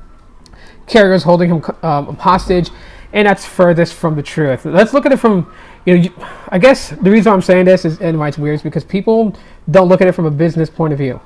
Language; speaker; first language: English; native; English